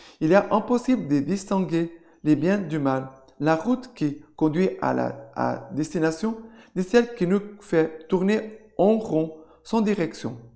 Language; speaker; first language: French; non-native, fluent; Portuguese